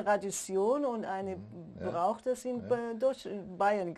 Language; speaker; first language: German; non-native, learner; Persian